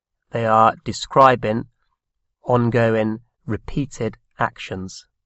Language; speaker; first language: English; native; English